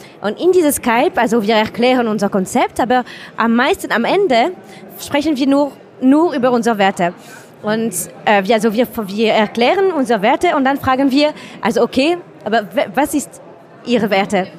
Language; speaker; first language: German; non-native, learner; French